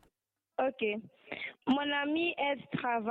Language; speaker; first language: French; non-native, learner; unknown